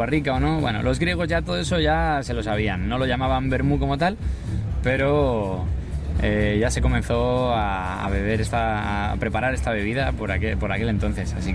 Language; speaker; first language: Spanish; native; Spanish